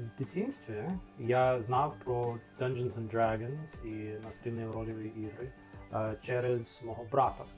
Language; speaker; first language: Ukrainian; non-native, fluent; English